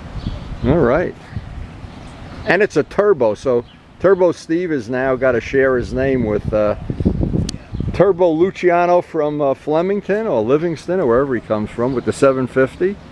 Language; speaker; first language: English; native; English